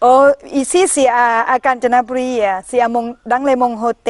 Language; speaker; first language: French; non-native, learner; Thai